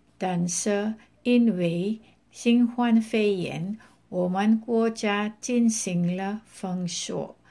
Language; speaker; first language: Chinese; non-native, fluent; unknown